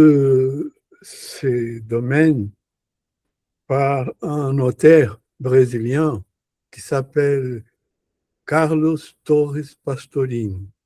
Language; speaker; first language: French; non-native, learner; Portuguese